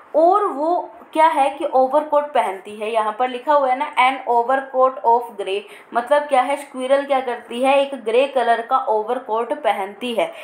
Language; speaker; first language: Hindi; native; Hindi